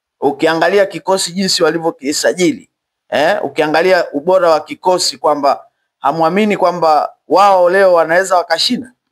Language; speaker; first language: Swahili; native; Swahili